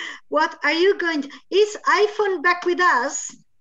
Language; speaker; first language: English; non-native, fluent; Italian